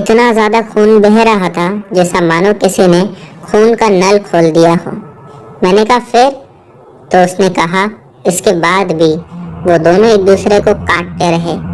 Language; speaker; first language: Hindi; native; Hindi